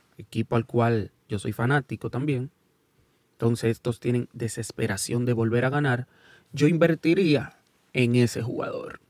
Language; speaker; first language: Spanish; early bilingual, heritage; Spanish